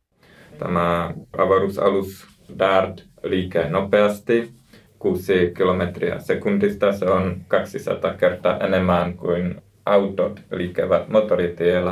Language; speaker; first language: Finnish; non-native, learner; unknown